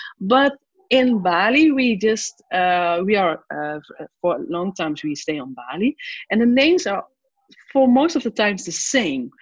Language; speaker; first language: English; non-native, fluent; Dutch